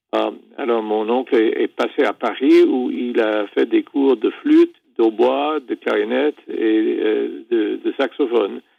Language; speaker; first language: French; non-native, fluent; English